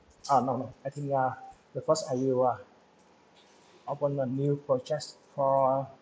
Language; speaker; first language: English; non-native, local second language; Vietnamese